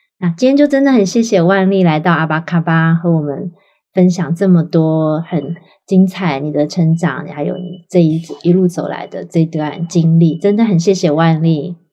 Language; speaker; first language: Chinese; native; Chinese